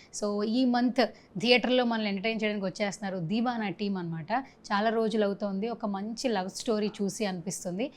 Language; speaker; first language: Telugu; native; Telugu